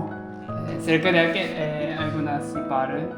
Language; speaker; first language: Spanish; non-native, learner; Korean